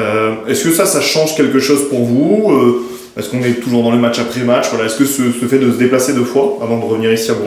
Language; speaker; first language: French; native; French